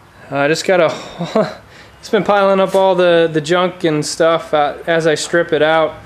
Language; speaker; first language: English; native; English